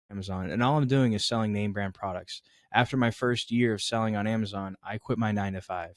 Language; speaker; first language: English; native; English